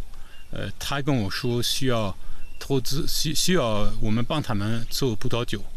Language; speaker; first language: Chinese; non-native, fluent; French